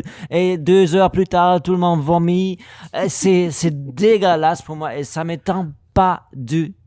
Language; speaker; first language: French; non-native, learner; German